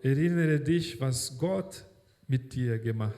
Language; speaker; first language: German; non-native, fluent; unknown